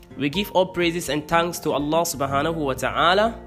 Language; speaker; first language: English; non-native, local second language; Akan